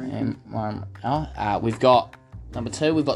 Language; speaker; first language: English; native; English